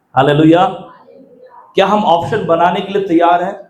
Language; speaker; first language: Hindi; non-native, local second language; Marathi